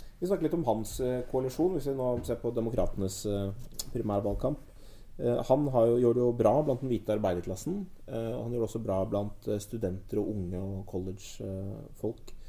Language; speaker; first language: Norwegian; native; Norwegian